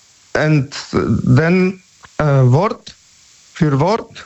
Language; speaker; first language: German; non-native, learner; Polish